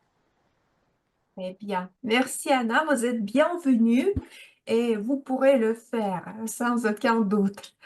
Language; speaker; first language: French; non-native, fluent; Russian